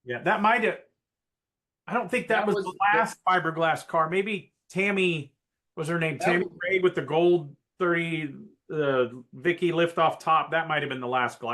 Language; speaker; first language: English; native; English